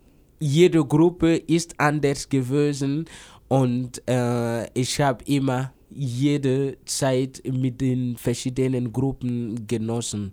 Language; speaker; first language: German; non-native, fluent; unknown